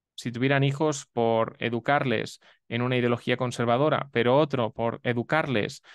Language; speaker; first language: Spanish; native; Spanish